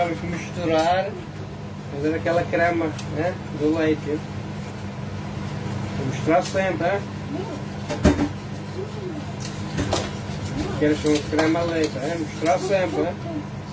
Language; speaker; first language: Portuguese; non-native, fluent; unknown